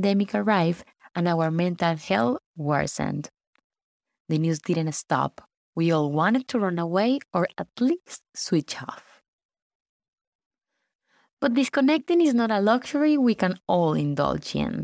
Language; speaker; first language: English; non-native, fluent; Spanish